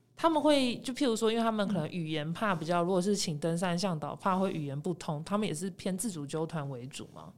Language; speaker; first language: Chinese; native; Chinese